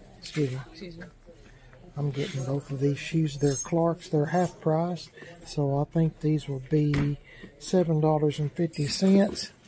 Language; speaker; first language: English; native; English